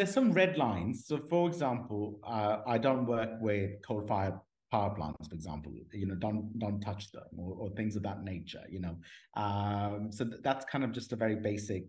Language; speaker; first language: English; non-native, local second language; Urdu